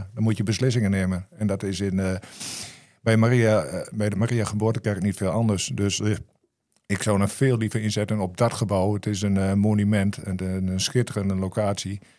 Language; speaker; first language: Dutch; native; Dutch